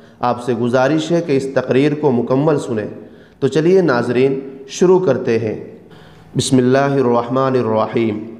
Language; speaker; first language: Urdu; native; Urdu